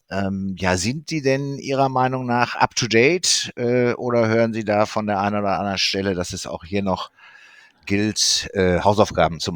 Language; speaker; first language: German; native; German